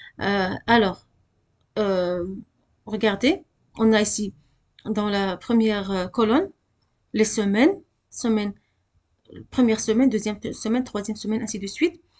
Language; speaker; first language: French; non-native, local second language; Arabic